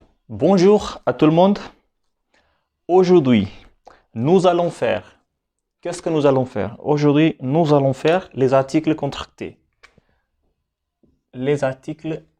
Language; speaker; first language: French; non-native, fluent; Hindi